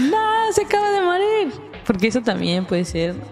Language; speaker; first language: Spanish; native; Spanish